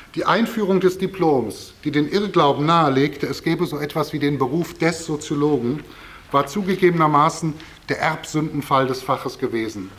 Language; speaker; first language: German; native; German